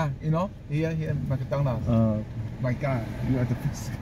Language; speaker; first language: English; non-native, learner; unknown